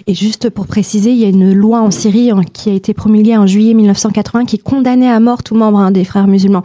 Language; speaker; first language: French; native; French